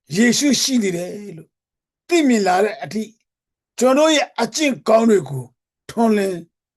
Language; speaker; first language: Burmese; non-native, local second language; Hakha Chin